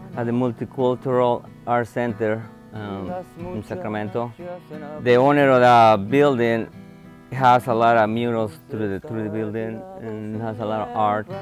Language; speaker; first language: English; non-native, fluent; Spanish